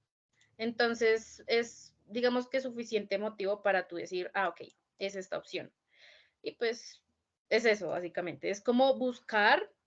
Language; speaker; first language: Spanish; native; Spanish